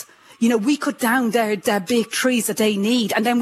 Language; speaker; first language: English; native; English